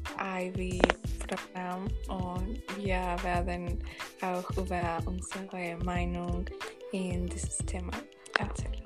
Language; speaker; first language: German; non-native, learner; Spanish